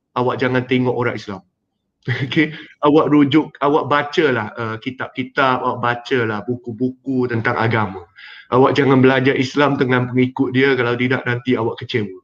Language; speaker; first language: Malay; non-native, local second language; Chinese